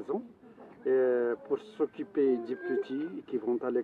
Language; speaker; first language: French; non-native, local second language; Arabic